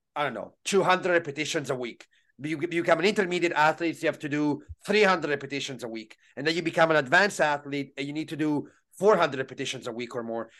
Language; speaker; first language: English; non-native, fluent; Italian